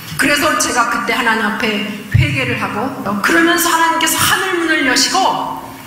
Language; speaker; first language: Korean; native; Korean